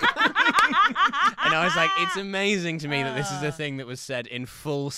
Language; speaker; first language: English; native; English